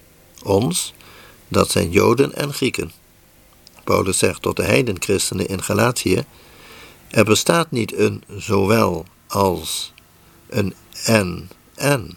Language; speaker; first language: Dutch; native; Dutch